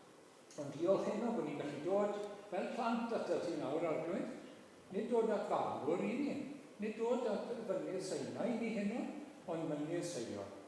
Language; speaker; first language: Welsh; native; Welsh